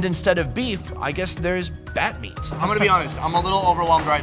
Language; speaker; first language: English; native; English